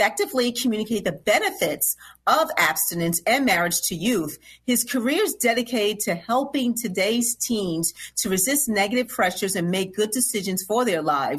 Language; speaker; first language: English; native; English